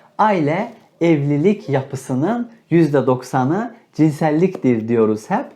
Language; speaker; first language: Turkish; native; Turkish